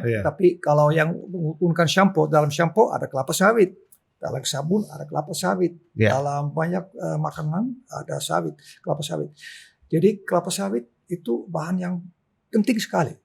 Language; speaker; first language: Indonesian; non-native, local second language; Dutch